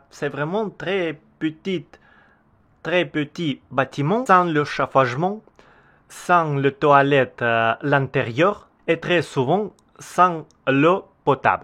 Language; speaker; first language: French; non-native, learner; Russian